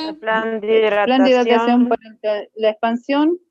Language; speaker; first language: Spanish; native; Spanish